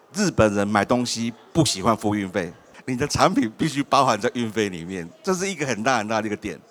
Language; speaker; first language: Chinese; native; Chinese